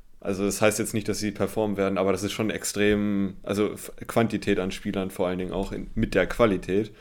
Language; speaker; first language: German; native; German